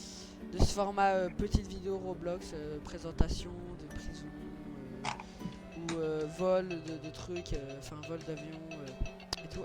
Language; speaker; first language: French; native; French